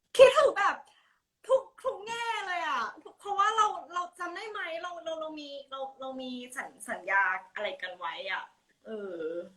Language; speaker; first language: Thai; native; Thai